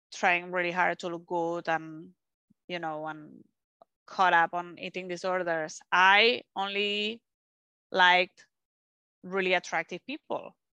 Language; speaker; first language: English; non-native, fluent; Spanish